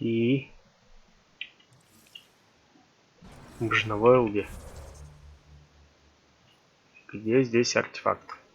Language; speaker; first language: Russian; native; Russian